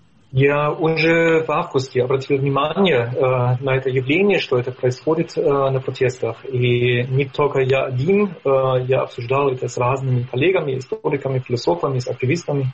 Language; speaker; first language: Russian; non-native, fluent; German